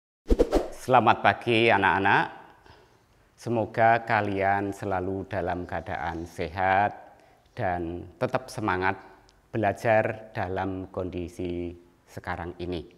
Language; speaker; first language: Indonesian; native; Indonesian